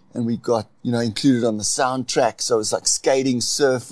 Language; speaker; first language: English; native; English